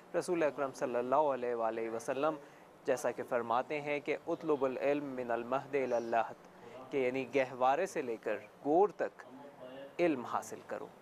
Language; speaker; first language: Urdu; native; Urdu